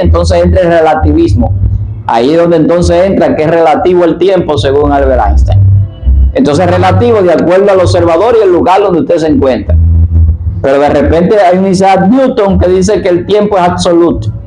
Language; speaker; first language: Spanish; native; Spanish